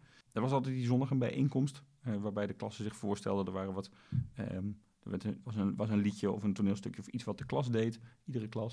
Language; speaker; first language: Dutch; native; Dutch